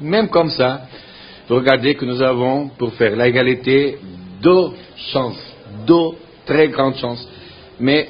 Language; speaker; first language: French; non-native, learner; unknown